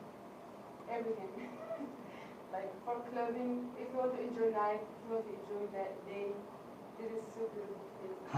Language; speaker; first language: English; non-native, learner; Arabic